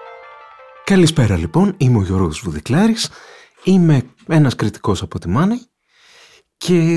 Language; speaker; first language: Greek; native; Greek